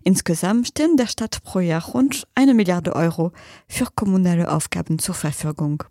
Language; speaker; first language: German; native; German